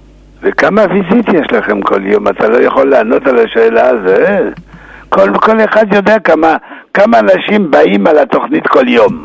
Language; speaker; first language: Hebrew; non-native, fluent; English